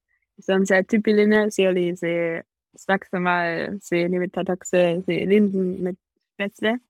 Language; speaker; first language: Estonian; non-native, learner; German